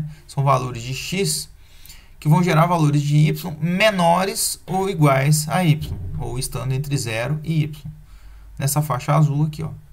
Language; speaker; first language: Portuguese; native; Portuguese